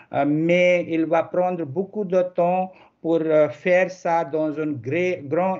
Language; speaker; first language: French; non-native, learner; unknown